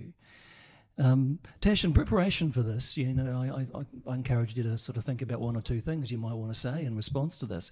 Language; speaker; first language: English; native; English